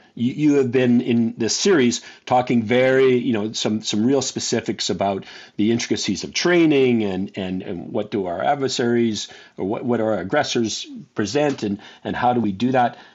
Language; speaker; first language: English; native; English